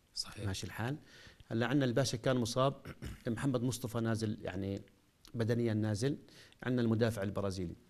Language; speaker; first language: Arabic; native; Arabic